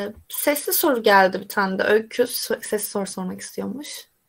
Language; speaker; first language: Turkish; native; Turkish